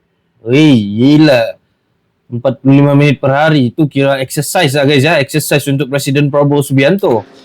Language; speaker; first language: Malay; native; Malay